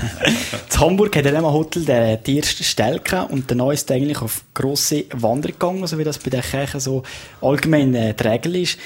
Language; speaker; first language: German; native; German